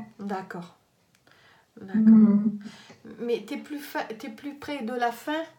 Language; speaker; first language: French; native; French